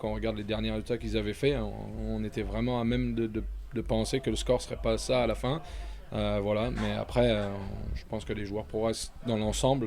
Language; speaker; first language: French; native; French